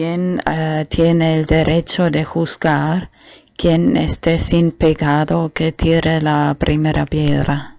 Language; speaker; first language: Spanish; non-native, fluent; German